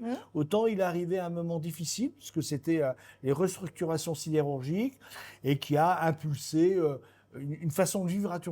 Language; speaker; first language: French; native; French